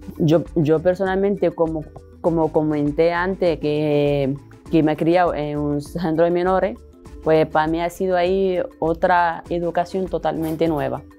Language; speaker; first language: Spanish; non-native, fluent; Arabic